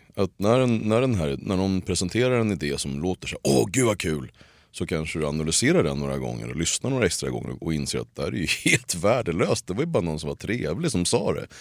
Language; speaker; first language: Swedish; native; Swedish